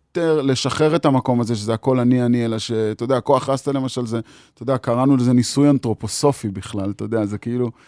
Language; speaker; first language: Hebrew; native; Hebrew